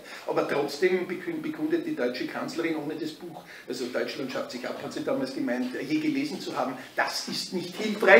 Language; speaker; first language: German; native; German